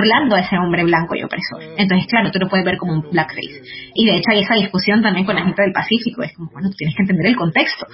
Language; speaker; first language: Spanish; native; Spanish